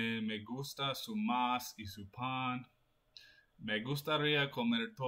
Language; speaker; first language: Spanish; non-native, learner; English